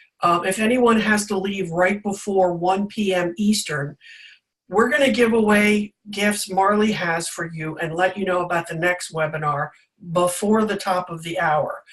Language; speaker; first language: English; native; English